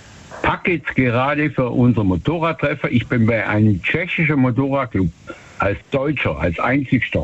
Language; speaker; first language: German; native; German